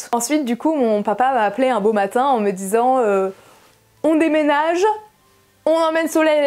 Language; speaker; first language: French; native; French